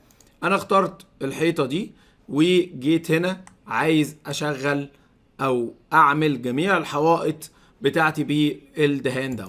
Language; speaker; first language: Arabic; native; Arabic